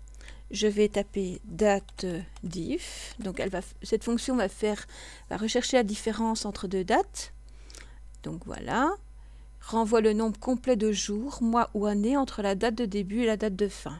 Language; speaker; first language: French; native; French